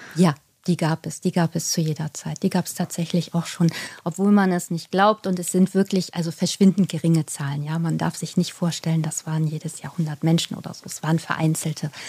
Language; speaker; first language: German; native; German